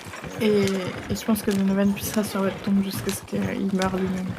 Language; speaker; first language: French; native; French